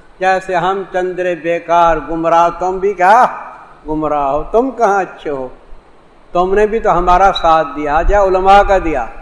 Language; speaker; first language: Urdu; non-native, local second language; Saraiki